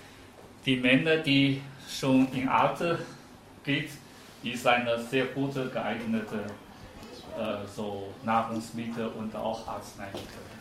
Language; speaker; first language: German; non-native, fluent; Chinese